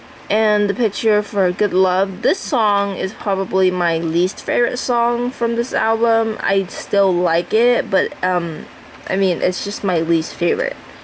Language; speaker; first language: English; native; English